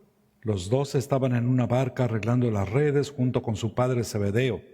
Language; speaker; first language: Spanish; native; Spanish